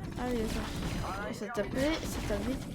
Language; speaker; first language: French; native; French